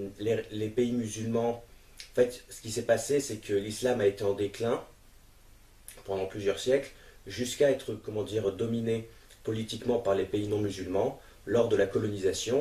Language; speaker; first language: French; native; French